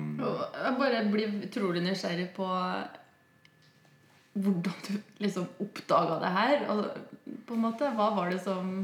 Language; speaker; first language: Norwegian; native; Norwegian